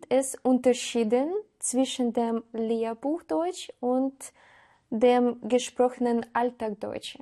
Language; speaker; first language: German; non-native, learner; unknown